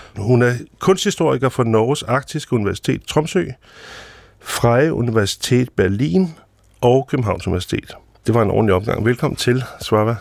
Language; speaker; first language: Danish; native; Danish